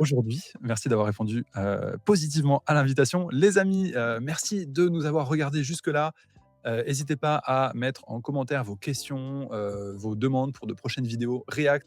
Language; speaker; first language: French; native; French